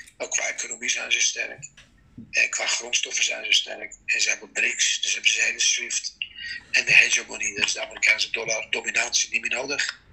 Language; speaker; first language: Dutch; non-native, fluent; Persian